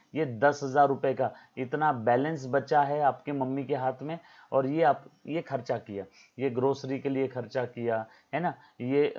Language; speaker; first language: Hindi; non-native, local second language; Marathi